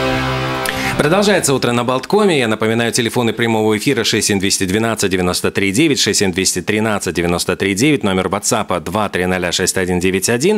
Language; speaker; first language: Russian; native; Russian